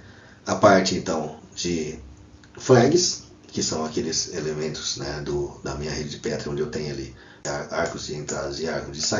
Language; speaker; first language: Portuguese; native; Portuguese